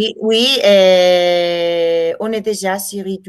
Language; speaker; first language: French; non-native, fluent; Spanish